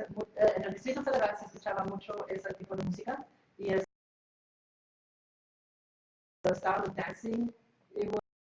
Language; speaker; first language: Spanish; early bilingual, heritage; Spanish